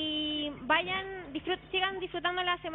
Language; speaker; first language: Spanish; native; Spanish